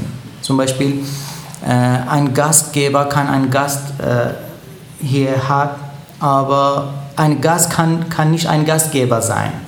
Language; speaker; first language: German; non-native, learner; Persian